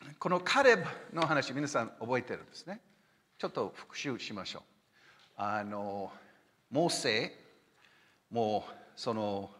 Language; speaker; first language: Japanese; non-native, fluent; English